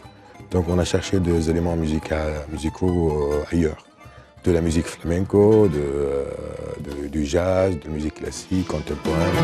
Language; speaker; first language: French; non-native, fluent; Arabic